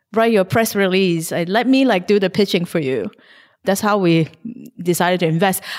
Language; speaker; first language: English; non-native, local second language; Cantonese